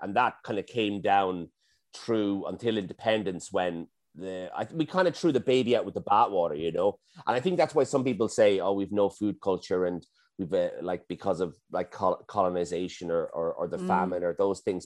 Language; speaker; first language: English; native; English